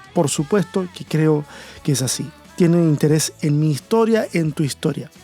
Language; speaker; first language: Spanish; native; Spanish